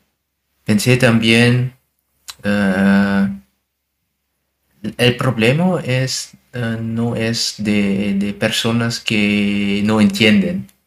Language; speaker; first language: Spanish; non-native, learner; German